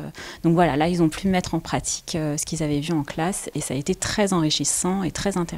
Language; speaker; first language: French; native; French